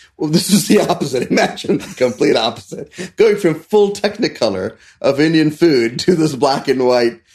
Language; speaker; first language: English; non-native, local second language; Hindi